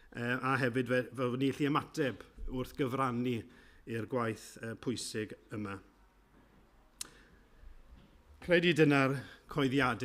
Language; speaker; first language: Welsh; native; Welsh